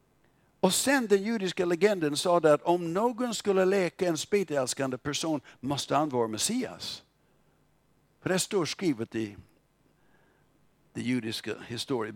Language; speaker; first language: Swedish; non-native, fluent; English